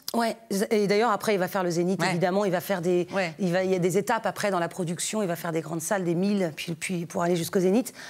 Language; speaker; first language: French; native; French